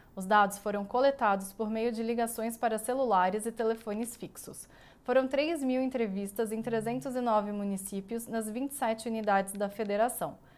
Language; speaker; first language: Portuguese; native; Portuguese